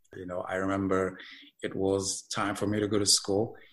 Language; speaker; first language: English; non-native, fluent; Arabic